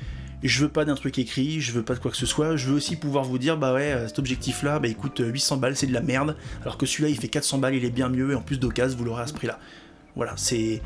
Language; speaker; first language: French; native; French